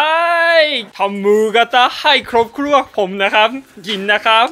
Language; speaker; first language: Thai; non-native, learner; Japanese